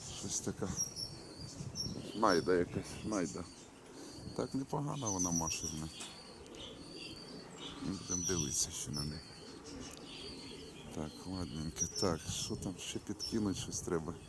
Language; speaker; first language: Ukrainian; non-native, local second language; Russian